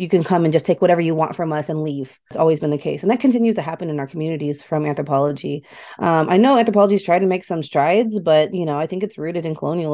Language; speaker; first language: English; native; English